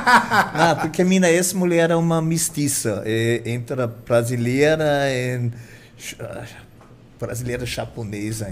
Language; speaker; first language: Portuguese; non-native, fluent; German